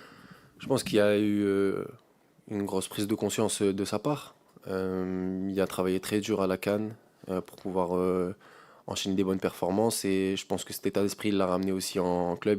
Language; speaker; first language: French; native; French